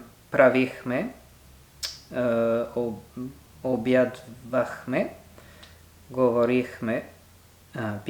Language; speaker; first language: Bulgarian; non-native, learner; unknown